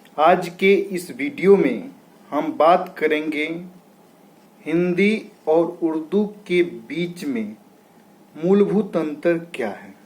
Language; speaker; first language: Hindi; native; Hindi